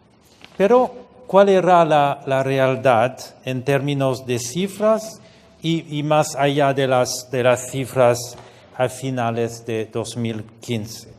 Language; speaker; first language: Spanish; non-native, fluent; French